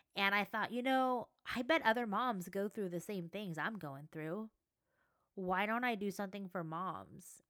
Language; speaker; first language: English; native; English